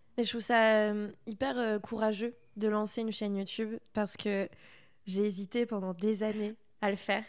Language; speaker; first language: French; native; French